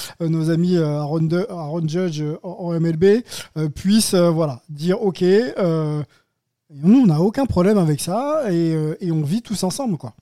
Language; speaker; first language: French; native; French